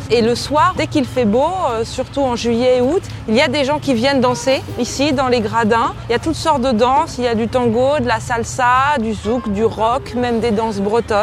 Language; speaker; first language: French; native; French